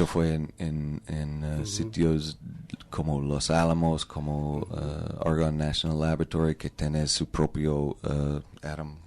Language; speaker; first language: Spanish; non-native, learner; English